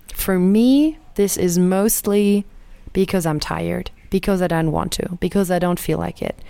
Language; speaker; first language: English; non-native, fluent; German